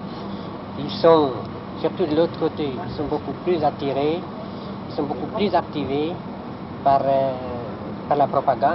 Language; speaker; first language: French; native; French